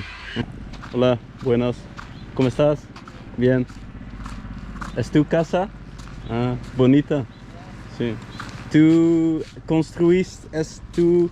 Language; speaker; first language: Spanish; non-native, learner; Dutch